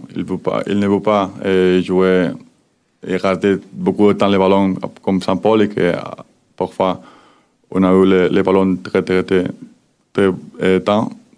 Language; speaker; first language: French; non-native, learner; Spanish